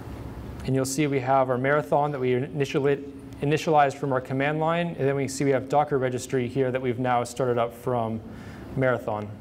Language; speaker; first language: English; native; English